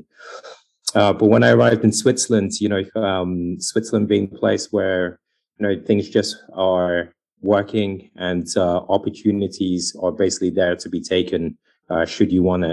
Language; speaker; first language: English; native; English